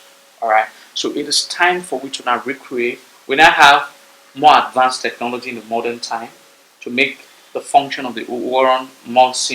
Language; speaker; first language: English; non-native, local second language; Bini